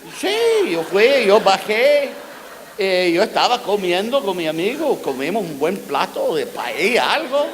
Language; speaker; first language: Spanish; non-native, fluent; English